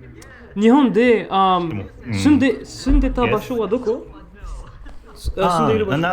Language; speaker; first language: Japanese; non-native, learner; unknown